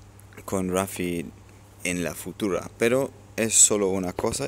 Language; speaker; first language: Spanish; non-native, learner; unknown